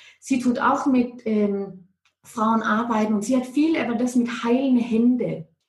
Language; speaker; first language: German; non-native, fluent; Danish